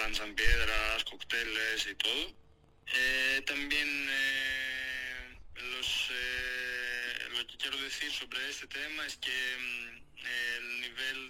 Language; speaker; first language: Spanish; non-native, fluent; Greek